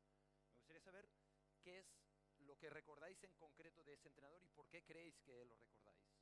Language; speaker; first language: Spanish; native; Spanish